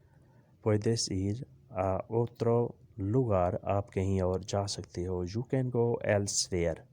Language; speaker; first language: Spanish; non-native, learner; Urdu